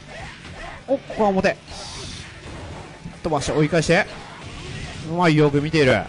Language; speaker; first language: Japanese; native; Japanese